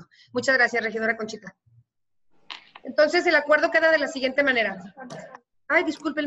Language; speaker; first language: Spanish; native; Spanish